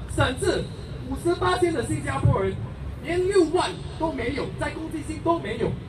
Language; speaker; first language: Chinese; non-native, local second language; English